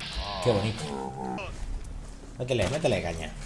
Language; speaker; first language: Spanish; native; Spanish